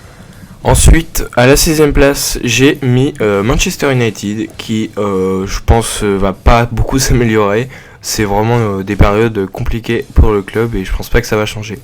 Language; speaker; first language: French; native; French